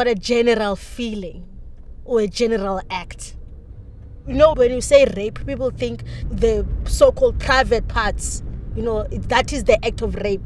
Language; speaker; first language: English; non-native, local second language; Xhosa